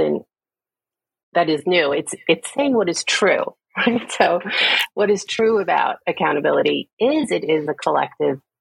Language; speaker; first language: English; native; English